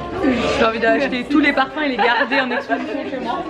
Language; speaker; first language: French; native; French